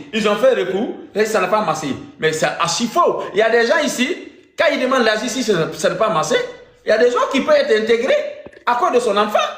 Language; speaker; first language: French; non-native, local second language; Fula